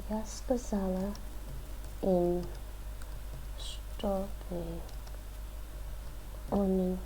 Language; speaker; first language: Russian; non-native, learner; English